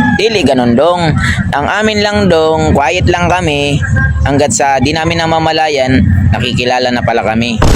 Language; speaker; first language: Filipino; non-native, local second language; Cebuano